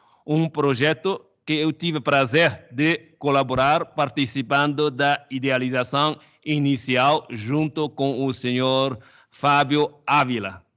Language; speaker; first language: Portuguese; non-native, fluent; Chinese